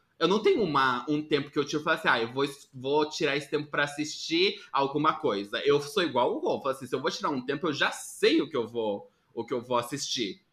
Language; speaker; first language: Portuguese; early bilingual, heritage; Portuguese